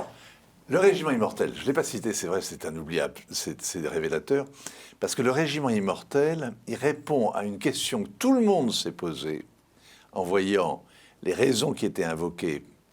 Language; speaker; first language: French; native; French